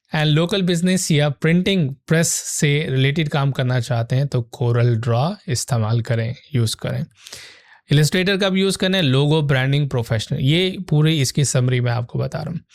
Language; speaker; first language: Urdu; native; Urdu